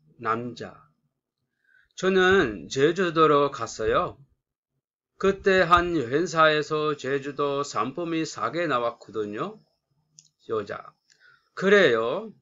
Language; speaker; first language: Korean; non-native, fluent; Sinhala